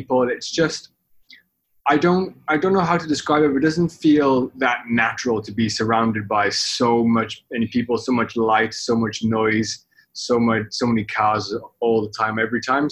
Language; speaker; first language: English; native; English